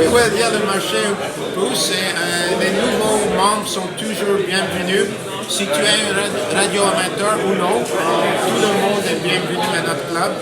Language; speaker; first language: French; non-native, local second language; English